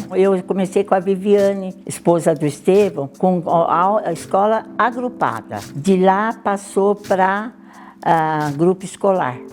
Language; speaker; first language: Portuguese; early bilingual, other home language; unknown